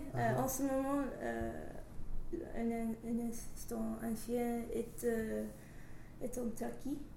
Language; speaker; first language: French; non-native, learner; English